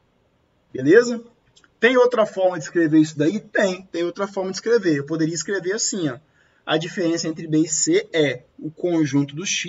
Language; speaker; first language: Portuguese; native; Portuguese